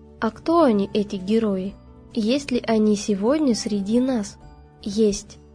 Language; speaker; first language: Russian; native; Russian